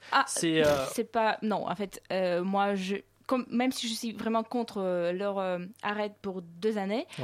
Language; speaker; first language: French; non-native, fluent; Russian